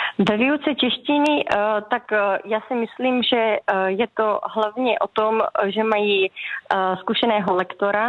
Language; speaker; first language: Czech; native; Czech